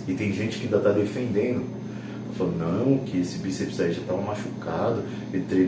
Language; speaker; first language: Portuguese; native; Portuguese